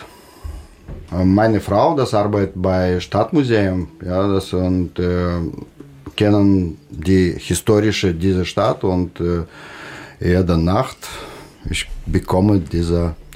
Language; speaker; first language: German; non-native, learner; Russian